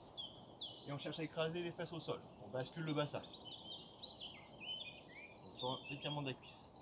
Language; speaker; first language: French; native; French